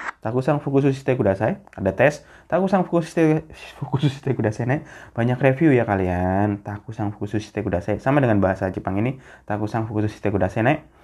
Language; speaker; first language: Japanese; non-native, fluent; Indonesian